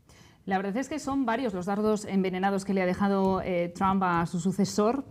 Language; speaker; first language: Spanish; native; Spanish